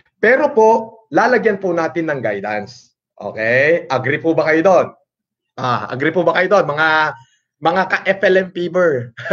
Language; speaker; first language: Filipino; non-native, local second language; Iloko